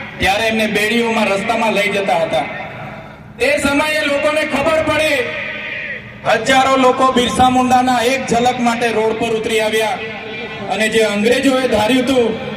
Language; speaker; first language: Gujarati; non-native, local second language; Bhili